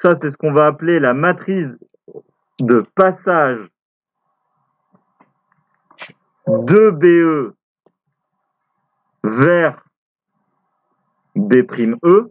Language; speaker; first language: French; native; French